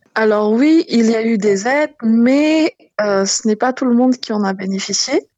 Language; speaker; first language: French; non-native, local second language; Malagasy